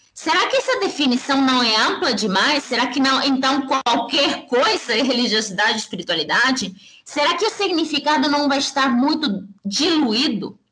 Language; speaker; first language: Portuguese; early bilingual, heritage; Spanish